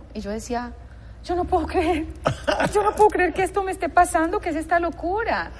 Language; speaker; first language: Spanish; native; Spanish